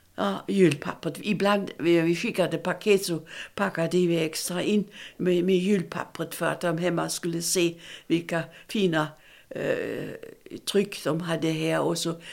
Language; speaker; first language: Swedish; non-native, fluent; German